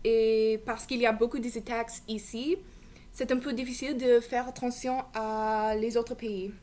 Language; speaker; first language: French; non-native, learner; English